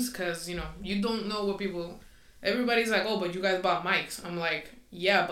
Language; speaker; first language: English; non-native, fluent; Spanish